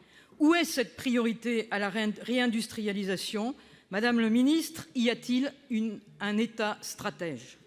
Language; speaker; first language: French; native; French